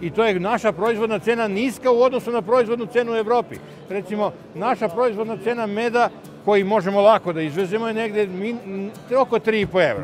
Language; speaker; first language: Serbian; native; Serbian